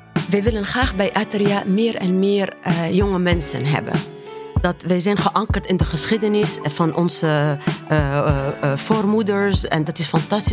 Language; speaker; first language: Dutch; non-native, fluent; Arabic